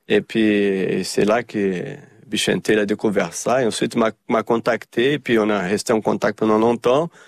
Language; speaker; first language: French; early bilingual, heritage; Portuguese